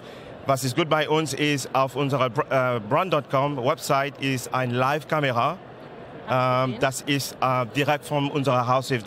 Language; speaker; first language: German; non-native, learner; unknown